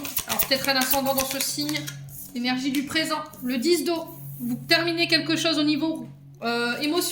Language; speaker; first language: French; native; French